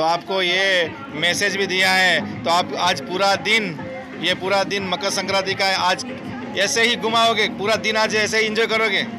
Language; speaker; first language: Hindi; non-native, local second language; Gujarati